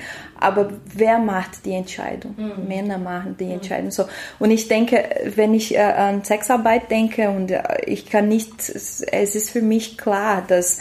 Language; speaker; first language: German; non-native, fluent; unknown